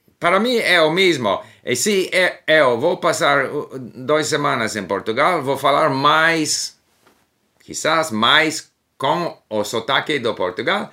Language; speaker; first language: Portuguese; non-native, learner; English